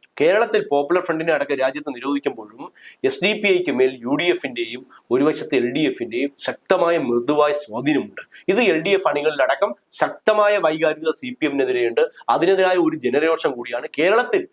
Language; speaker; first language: Malayalam; native; Malayalam